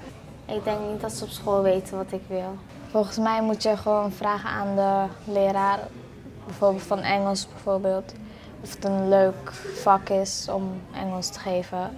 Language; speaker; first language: Dutch; non-native, local second language; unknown